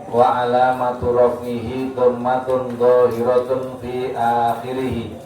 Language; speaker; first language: Arabic; non-native, fluent; Javanese